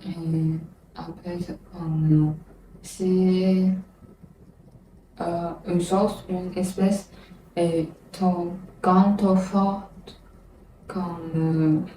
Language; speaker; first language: French; non-native, learner; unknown